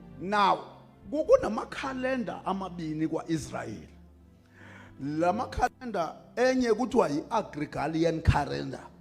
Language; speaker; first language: Zulu; non-native, local second language; Xhosa